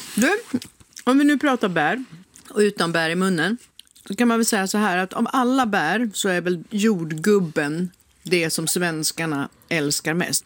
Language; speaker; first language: Swedish; native; Swedish